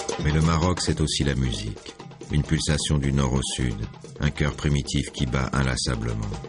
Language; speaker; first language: French; native; French